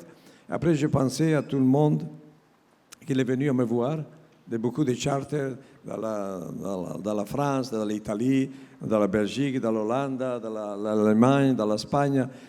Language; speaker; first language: French; non-native, learner; Italian